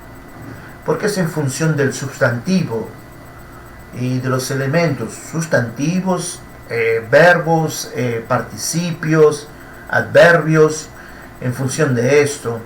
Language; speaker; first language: Spanish; non-native, fluent; Portuguese